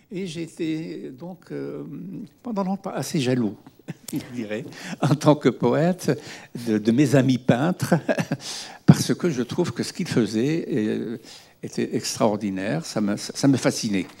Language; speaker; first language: French; non-native, local second language; Arabic